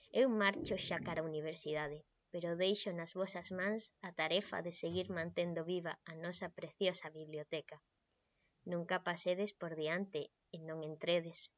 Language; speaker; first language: Galician; non-native, local second language; Spanish